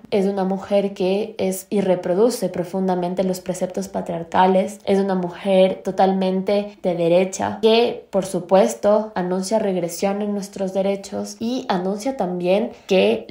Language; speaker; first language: Spanish; native; Spanish